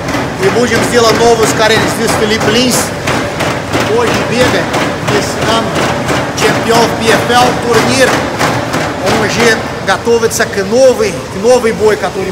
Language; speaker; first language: Russian; non-native, learner; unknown